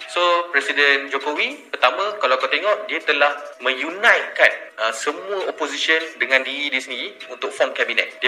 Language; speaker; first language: Malay; native; Malay